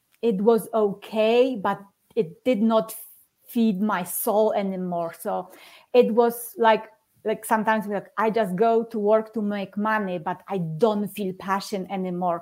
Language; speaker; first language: English; non-native, fluent; Polish